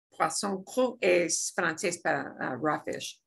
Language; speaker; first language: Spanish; non-native, fluent; English